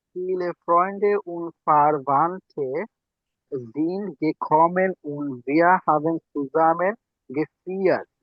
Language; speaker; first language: German; non-native, learner; Bangla